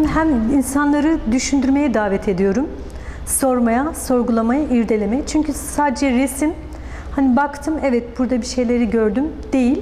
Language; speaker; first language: Turkish; native; Turkish